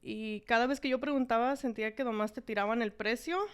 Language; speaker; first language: Spanish; early bilingual, heritage; Spanish